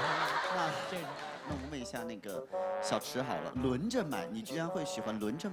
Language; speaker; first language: Chinese; native; Chinese